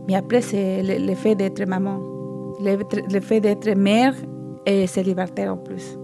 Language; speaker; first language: French; non-native, fluent; Spanish